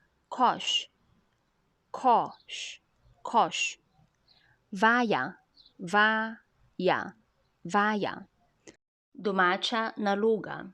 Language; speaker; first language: Slovenian; non-native, learner; Chinese